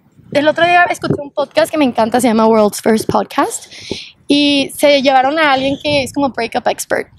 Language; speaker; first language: Spanish; native; Spanish